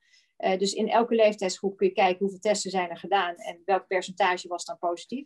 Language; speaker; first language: Dutch; native; Dutch